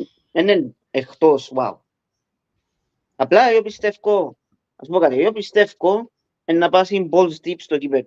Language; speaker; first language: Greek; early bilingual, heritage; Greek